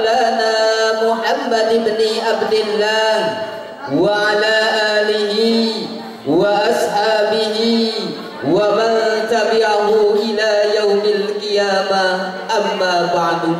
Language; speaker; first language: Arabic; non-native, learner; Indonesian